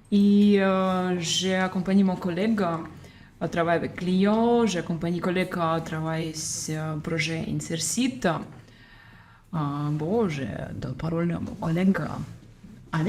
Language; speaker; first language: French; non-native, learner; Ukrainian